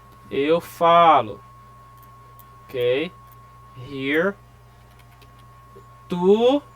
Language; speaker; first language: Portuguese; non-native, fluent; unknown